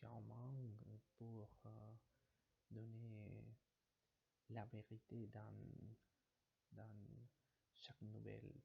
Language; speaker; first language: French; non-native, learner; Spanish